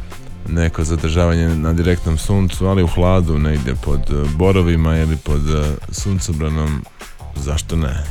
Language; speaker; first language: Serbian; native; Serbian